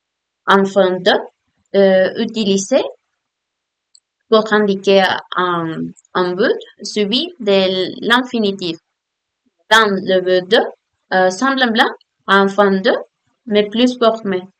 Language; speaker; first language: French; non-native, learner; Spanish